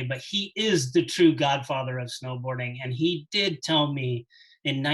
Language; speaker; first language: English; native; English